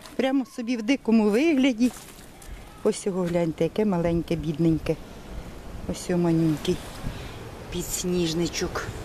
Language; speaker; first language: Ukrainian; native; Ukrainian